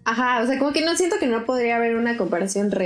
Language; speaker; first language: Spanish; native; Spanish